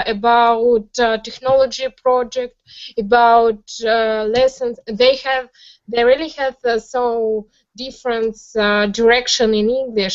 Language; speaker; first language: English; non-native, learner; Russian